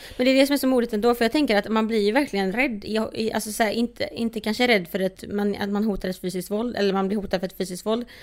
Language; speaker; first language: Swedish; native; Swedish